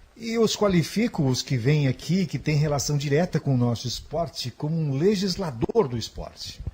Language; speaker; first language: Portuguese; native; Portuguese